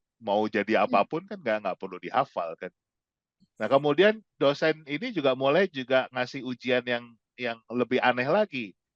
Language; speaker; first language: Indonesian; native; Indonesian